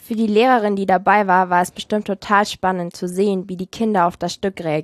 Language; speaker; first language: German; native; German